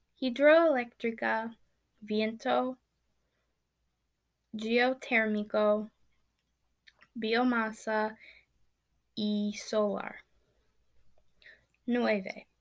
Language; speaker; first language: Spanish; non-native, learner; English